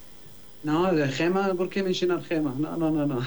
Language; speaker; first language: Spanish; non-native, learner; Arabic